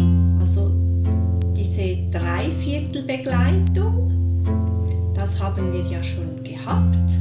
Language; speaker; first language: German; native; German